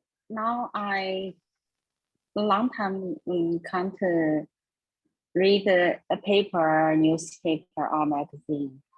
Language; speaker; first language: English; non-native, learner; Chinese